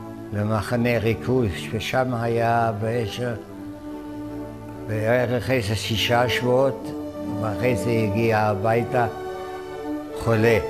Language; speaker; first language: Hebrew; non-native, fluent; German